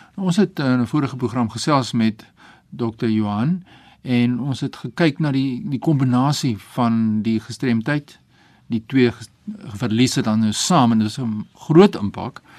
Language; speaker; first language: Afrikaans; native; Afrikaans